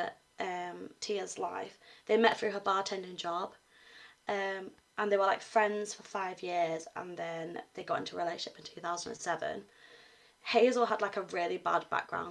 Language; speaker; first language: English; native; English